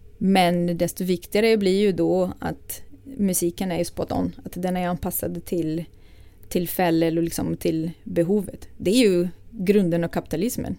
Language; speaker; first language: Swedish; non-native, fluent; Portuguese